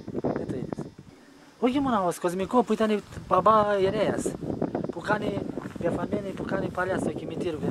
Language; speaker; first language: Greek; non-native, learner; Romanian